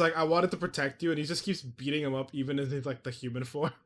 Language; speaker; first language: English; native; English